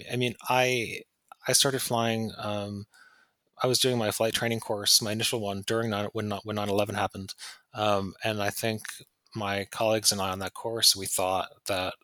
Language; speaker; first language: English; native; English